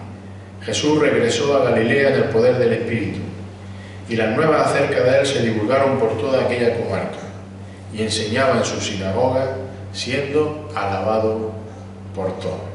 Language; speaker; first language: Spanish; native; Spanish